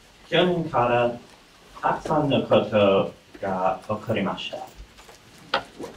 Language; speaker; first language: Japanese; non-native, learner; English